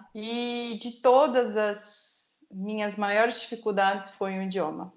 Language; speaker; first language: Portuguese; native; Portuguese